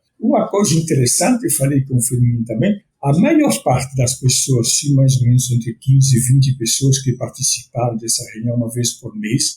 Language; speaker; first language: Portuguese; non-native, fluent; French